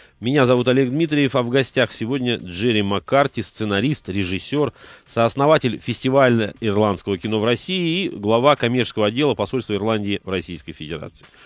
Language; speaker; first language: Russian; native; Russian